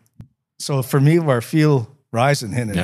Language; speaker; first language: German; non-native, learner; English